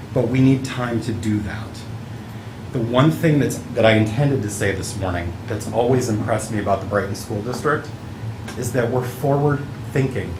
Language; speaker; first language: English; early bilingual, other home language; Italian